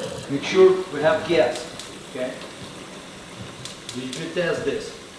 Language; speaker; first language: English; non-native, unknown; Russian